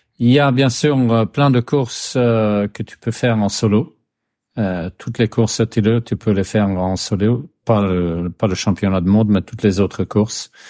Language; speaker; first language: French; non-native, fluent; Swedish